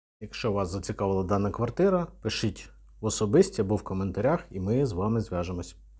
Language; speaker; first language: Ukrainian; native; Ukrainian